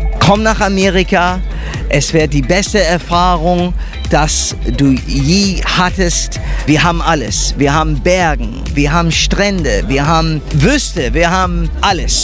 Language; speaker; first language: German; non-native, fluent; English